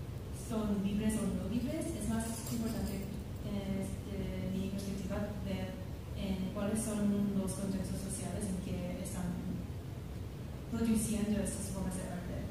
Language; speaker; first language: Spanish; non-native, fluent; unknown